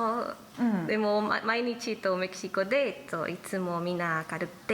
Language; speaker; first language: Japanese; non-native, learner; Spanish